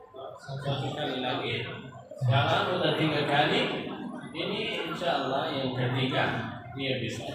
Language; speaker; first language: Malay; non-native, learner; Arabic